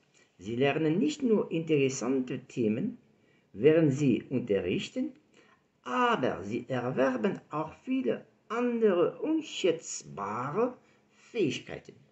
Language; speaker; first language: German; non-native, fluent; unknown